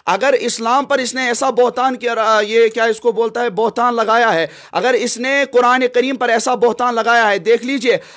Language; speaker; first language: Hindi; non-native, local second language; Kashmiri